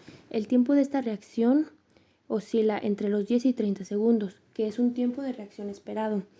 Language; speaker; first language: Spanish; native; Spanish